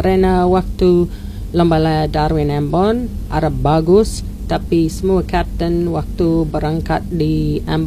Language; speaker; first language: Indonesian; non-native, fluent; English